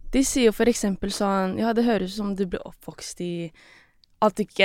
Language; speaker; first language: Norwegian; non-native, local second language; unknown